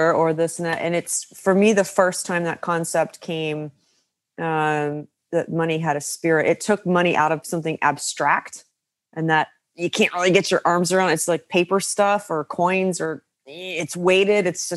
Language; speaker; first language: English; native; English